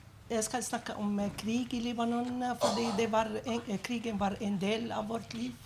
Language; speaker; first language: Norwegian; non-native, fluent; Arabic